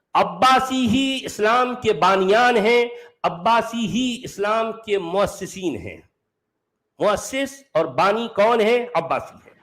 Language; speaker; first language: Urdu; native; Urdu